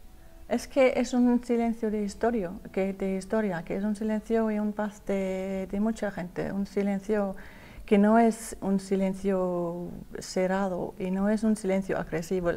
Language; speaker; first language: Spanish; non-native, learner; Danish